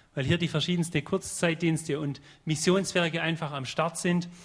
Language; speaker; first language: German; native; German